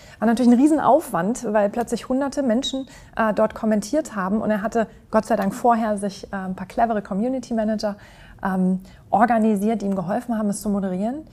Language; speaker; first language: German; native; German